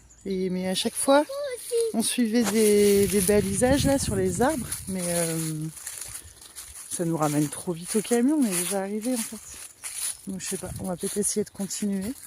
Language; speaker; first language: French; native; French